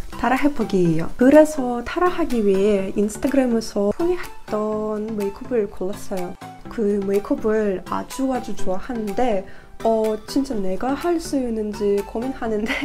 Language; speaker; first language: Korean; non-native, learner; Russian